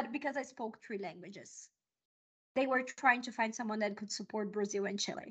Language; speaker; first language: English; non-native, fluent; Portuguese